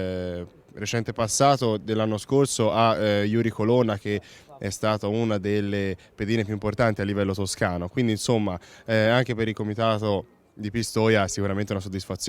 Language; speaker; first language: Italian; native; Italian